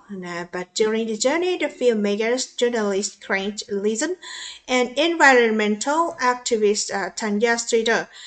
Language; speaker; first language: English; non-native, fluent; Thai